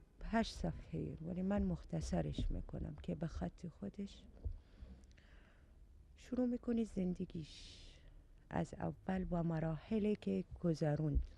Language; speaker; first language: Persian; non-native, learner; Arabic